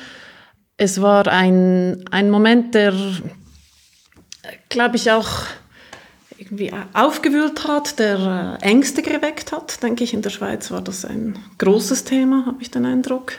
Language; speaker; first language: German; native; German